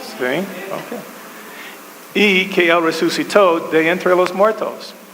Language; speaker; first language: Spanish; non-native, fluent; English